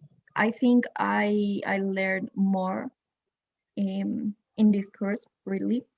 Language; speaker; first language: English; non-native, learner; Spanish